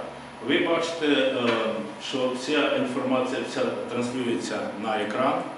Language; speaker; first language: Ukrainian; native; Ukrainian